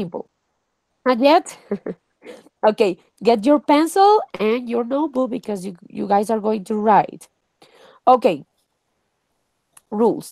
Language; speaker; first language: English; non-native, fluent; Spanish